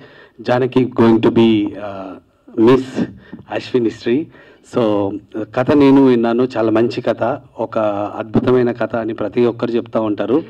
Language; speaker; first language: Telugu; native; Telugu